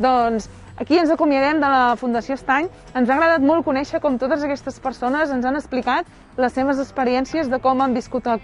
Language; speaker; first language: Catalan; native; Catalan